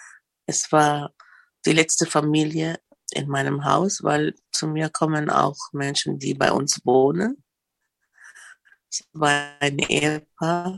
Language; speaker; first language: German; non-native, fluent; Arabic